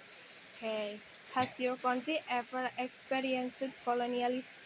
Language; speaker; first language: English; non-native, learner; Indonesian